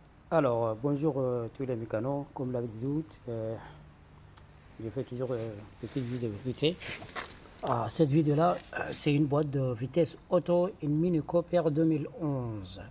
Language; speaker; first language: French; non-native, fluent; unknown